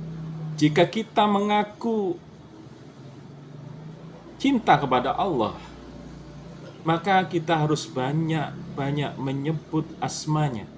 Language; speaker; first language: Indonesian; native; Indonesian